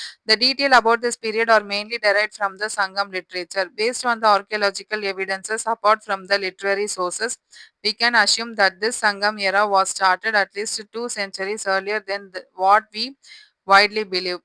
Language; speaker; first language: English; non-native, local second language; Tamil